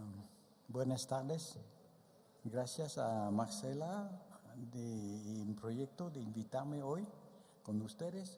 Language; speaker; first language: Spanish; non-native, fluent; Vietnamese